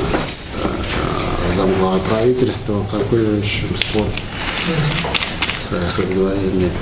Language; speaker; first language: Russian; native; Russian